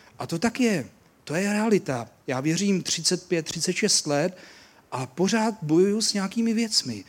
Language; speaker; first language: Czech; native; Czech